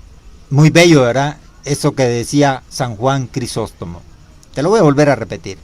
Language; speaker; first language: Spanish; native; Spanish